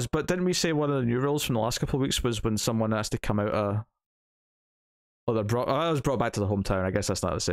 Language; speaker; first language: English; native; English